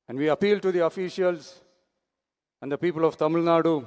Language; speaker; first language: English; non-native, local second language; Tamil